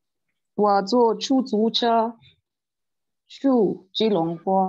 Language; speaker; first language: Chinese; non-native, learner; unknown